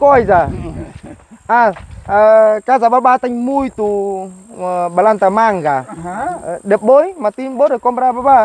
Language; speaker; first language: Portuguese; non-native, learner; Vietnamese